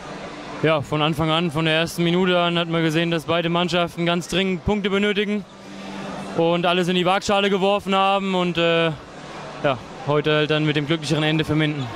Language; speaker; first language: German; native; German